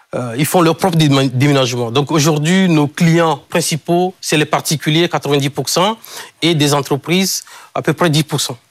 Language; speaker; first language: French; non-native, local second language; Ewe